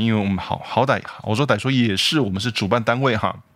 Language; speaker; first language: Chinese; native; Chinese